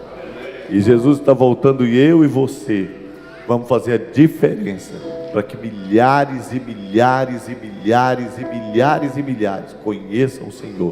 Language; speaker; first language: Portuguese; native; Portuguese